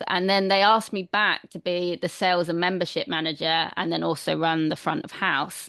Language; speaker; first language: English; native; English